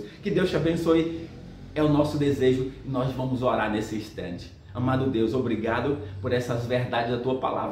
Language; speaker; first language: Portuguese; native; Portuguese